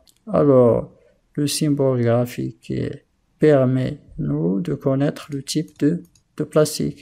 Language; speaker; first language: French; non-native, local second language; Arabic